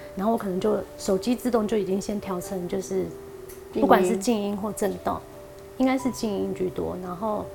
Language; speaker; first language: Chinese; early bilingual, heritage; Spanish